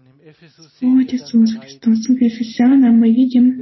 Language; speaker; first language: Russian; non-native, fluent; German